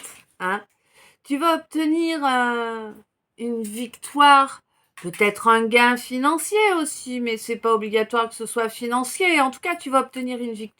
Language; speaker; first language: French; native; French